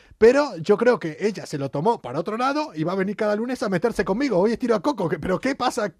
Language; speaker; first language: Spanish; native; Spanish